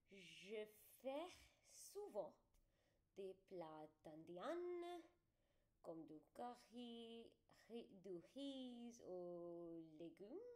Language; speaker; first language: French; non-native, learner; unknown